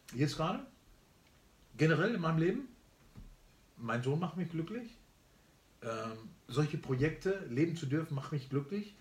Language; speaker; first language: German; early bilingual, other home language; Spanish